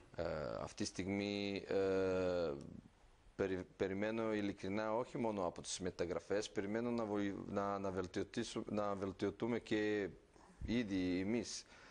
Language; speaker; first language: Greek; non-native, fluent; Serbian